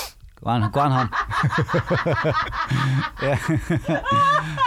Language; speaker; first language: English; native; English